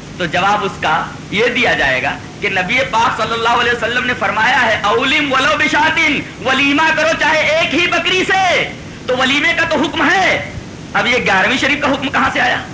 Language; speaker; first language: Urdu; native; Urdu